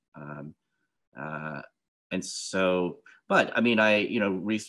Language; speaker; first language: English; native; English